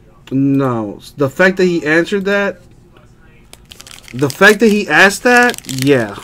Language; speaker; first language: English; native; English